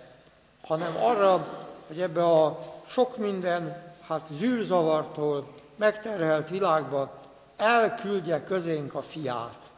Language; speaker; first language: Hungarian; native; Hungarian